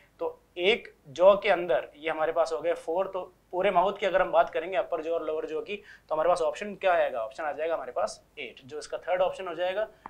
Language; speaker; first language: Hindi; native; Hindi